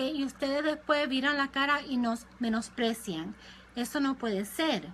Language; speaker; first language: Spanish; early bilingual, other home language; English